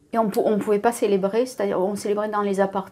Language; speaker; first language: French; native; French